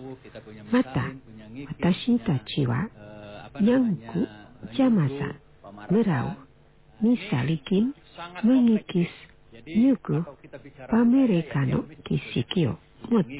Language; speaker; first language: Japanese; non-native, fluent; Indonesian